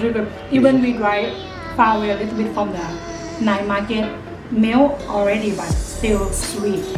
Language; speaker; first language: English; non-native, fluent; Thai